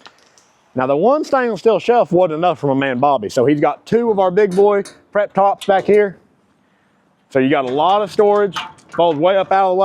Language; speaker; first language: English; native; English